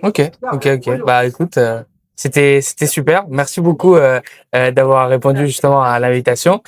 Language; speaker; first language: French; native; French